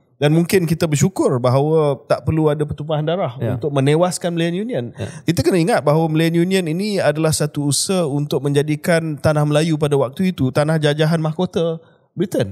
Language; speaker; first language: Malay; early bilingual, heritage; Malay